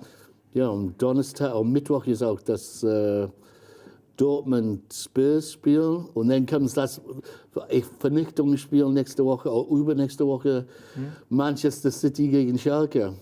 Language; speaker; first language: German; non-native, fluent; English